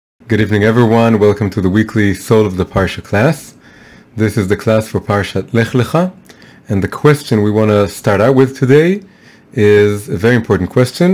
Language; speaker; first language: English; non-native, fluent; Hebrew